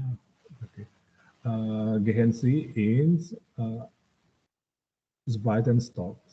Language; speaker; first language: German; non-native, learner; Indonesian